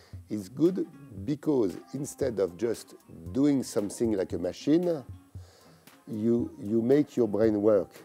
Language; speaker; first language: English; non-native, fluent; French